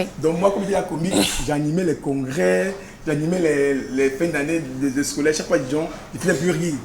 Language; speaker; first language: French; non-native, local second language; Ghomala